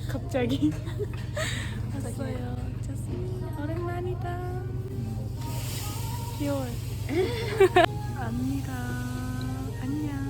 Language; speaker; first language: Korean; non-native, learner; Japanese